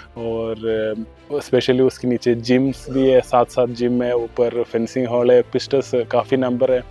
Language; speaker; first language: Hindi; non-native, local second language; Tamil